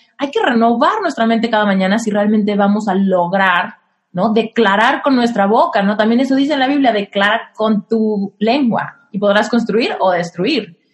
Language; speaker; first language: Spanish; native; Spanish